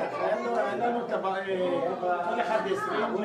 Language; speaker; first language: Hebrew; early bilingual, other home language; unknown